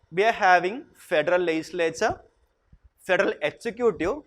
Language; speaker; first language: English; non-native, local second language; Malayalam